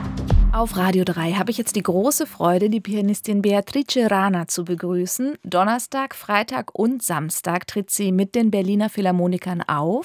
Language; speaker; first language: German; native; German